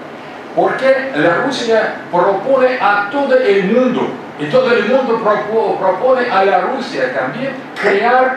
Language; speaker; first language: Spanish; non-native, fluent; Russian